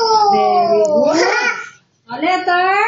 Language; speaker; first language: English; non-native, local second language; Filipino